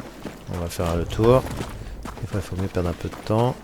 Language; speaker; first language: French; native; French